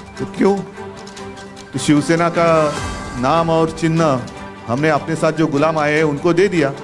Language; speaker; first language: Hindi; non-native, local second language; Marathi